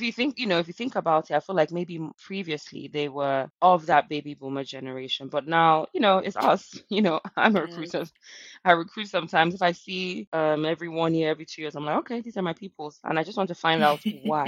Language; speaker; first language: English; non-native, local second language; Yoruba